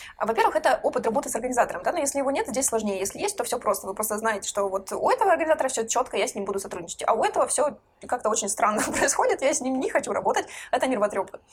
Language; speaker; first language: Russian; native; Russian